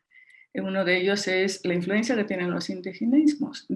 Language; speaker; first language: Spanish; native; Spanish